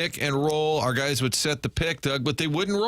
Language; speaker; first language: English; native; English